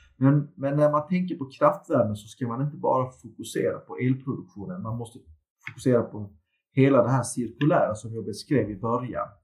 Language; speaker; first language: Swedish; early bilingual, other home language; Turkish